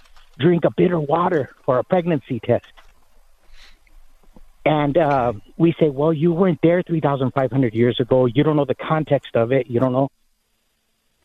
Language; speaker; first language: English; non-native, fluent; Spanish